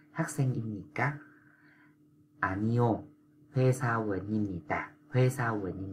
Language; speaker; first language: Korean; non-native, fluent; Vietnamese